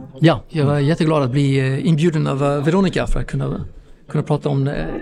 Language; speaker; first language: Swedish; non-native, fluent; English